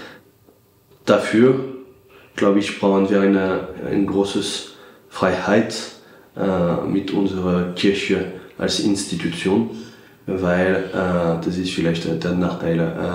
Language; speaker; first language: German; non-native, fluent; French